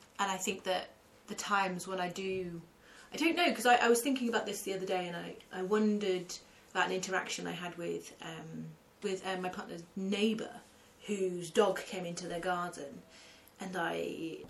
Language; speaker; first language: English; native; English